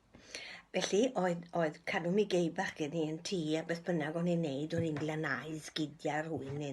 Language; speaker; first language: Welsh; early bilingual, heritage; Welsh